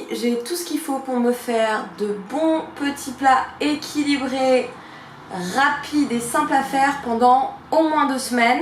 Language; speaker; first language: French; native; French